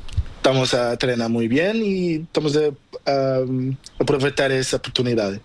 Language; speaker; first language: Spanish; non-native, learner; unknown